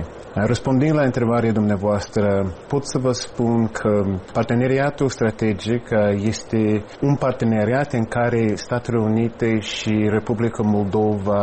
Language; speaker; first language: Romanian; non-native, fluent; English